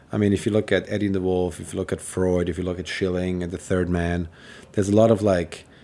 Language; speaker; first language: English; non-native, fluent; German